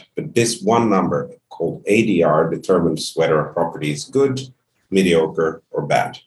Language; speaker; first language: English; non-native, fluent; Finnish